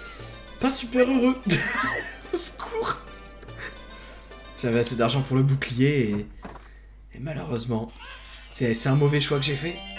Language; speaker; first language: French; native; French